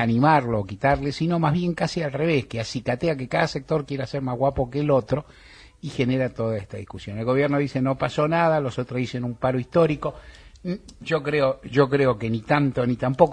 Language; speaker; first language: Spanish; native; Spanish